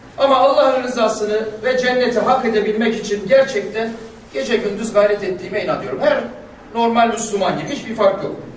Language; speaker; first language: Turkish; non-native, local second language; Kurdish